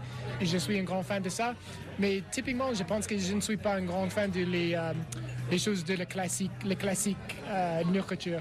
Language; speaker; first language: French; non-native, learner; English